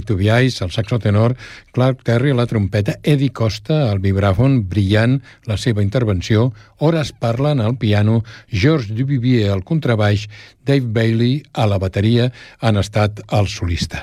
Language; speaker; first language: Catalan; native; Catalan